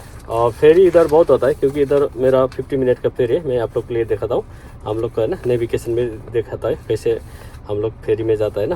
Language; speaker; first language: Hindi; non-native, learner; Nepali